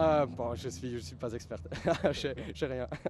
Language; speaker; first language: French; non-native, fluent; German